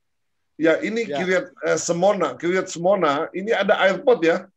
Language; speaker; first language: Indonesian; native; Indonesian